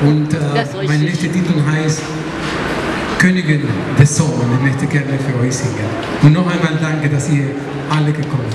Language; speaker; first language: German; non-native, fluent; Spanish